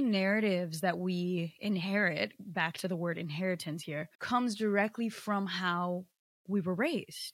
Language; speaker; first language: English; early bilingual, other home language; Portuguese